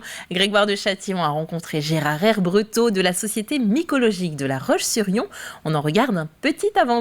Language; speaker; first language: French; native; French